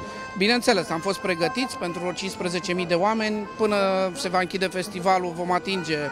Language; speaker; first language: Romanian; native; Romanian